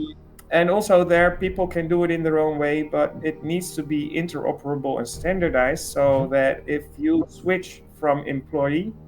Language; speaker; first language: English; non-native, fluent; Dutch